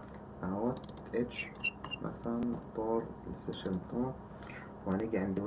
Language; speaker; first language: Arabic; native; Arabic